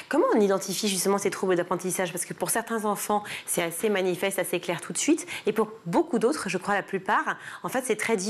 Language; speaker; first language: French; native; French